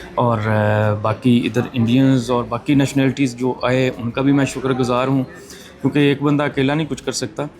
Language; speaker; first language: Urdu; non-native, local second language; Punjabi